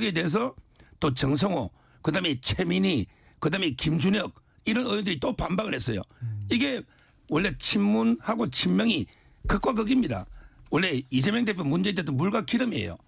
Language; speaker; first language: Korean; native; Korean